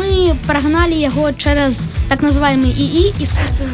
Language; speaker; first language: Belarusian; non-native, local second language; Russian